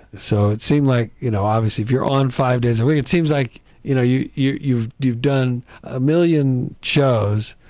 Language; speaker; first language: English; native; English